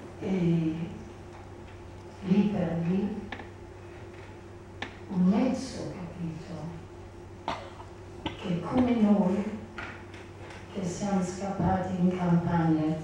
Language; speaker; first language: Italian; non-native, learner; English